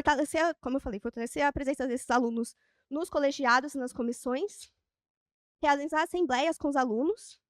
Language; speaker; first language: Portuguese; native; Portuguese